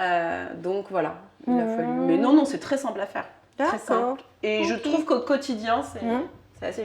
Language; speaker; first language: French; native; French